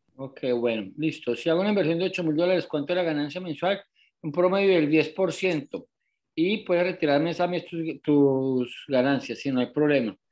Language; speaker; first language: Spanish; native; Spanish